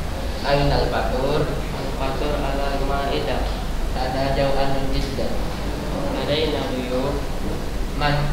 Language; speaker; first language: Arabic; non-native, learner; Indonesian